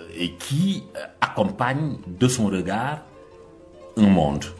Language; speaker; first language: French; non-native, local second language; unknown